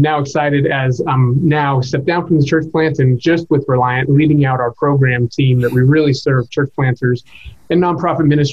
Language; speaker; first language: English; native; English